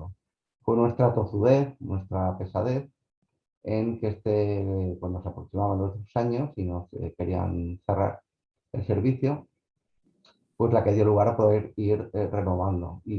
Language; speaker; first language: Spanish; native; Spanish